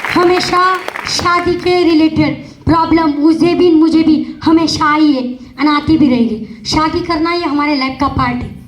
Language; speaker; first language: Hindi; non-native, local second language; Marathi